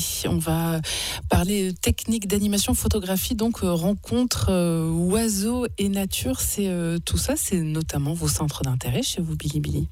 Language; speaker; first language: French; native; French